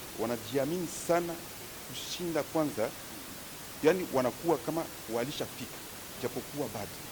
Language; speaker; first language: Swahili; native; Swahili